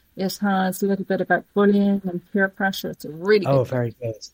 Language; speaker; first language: English; native; English